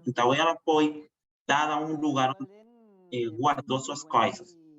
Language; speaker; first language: Portuguese; non-native, fluent; Spanish